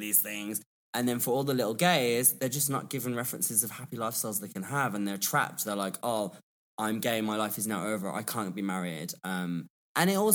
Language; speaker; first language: English; native; English